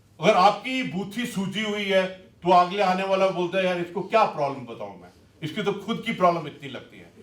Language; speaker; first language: Hindi; non-native, local second language; Punjabi